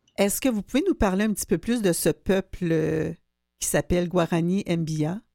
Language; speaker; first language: French; native; French